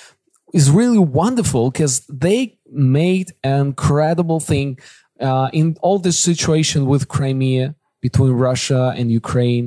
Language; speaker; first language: English; non-native, fluent; Kazakh